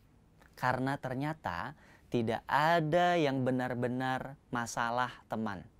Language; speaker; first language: Indonesian; native; Indonesian